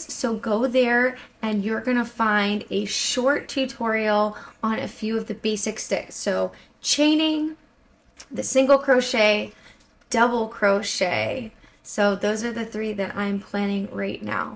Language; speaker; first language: English; native; English